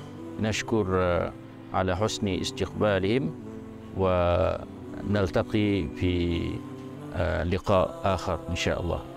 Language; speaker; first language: Arabic; non-native, fluent; Malay